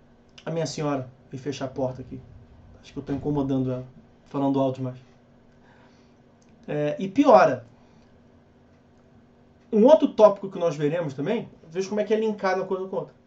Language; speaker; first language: Portuguese; native; Portuguese